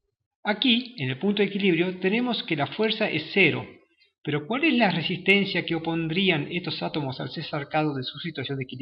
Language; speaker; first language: Spanish; native; Spanish